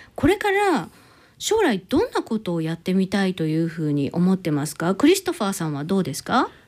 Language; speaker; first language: Japanese; native; Japanese